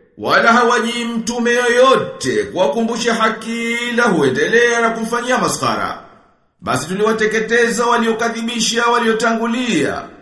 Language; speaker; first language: Swahili; native; Swahili